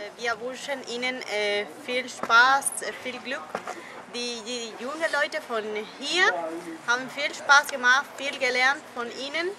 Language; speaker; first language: German; non-native, learner; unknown